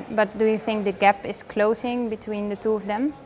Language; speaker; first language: English; non-native, fluent; Dutch